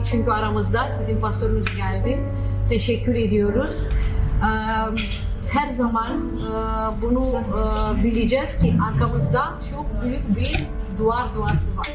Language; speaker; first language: Turkish; non-native, fluent; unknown